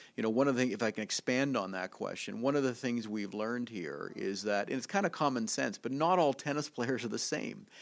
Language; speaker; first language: English; native; English